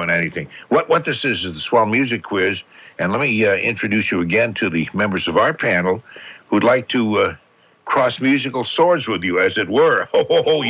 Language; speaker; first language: English; native; English